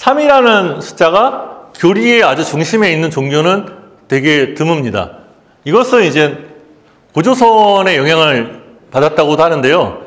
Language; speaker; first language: Korean; native; Korean